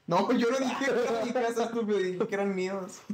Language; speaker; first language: Spanish; native; Spanish